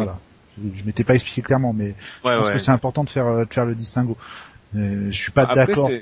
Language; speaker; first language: French; native; French